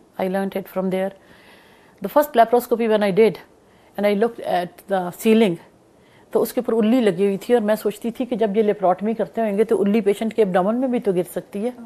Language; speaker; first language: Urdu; non-native, local second language; Punjabi